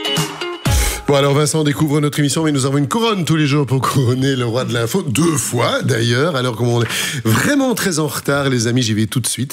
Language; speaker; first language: French; native; French